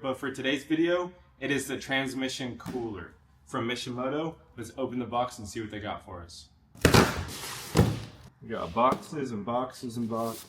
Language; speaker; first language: English; native; English